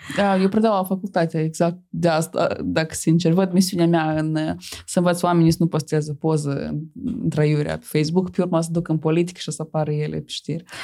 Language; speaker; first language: Romanian; non-native, local second language; Russian